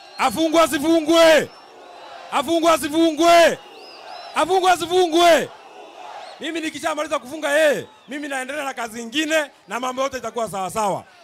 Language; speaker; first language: Swahili; non-native, local second language; Kikuyu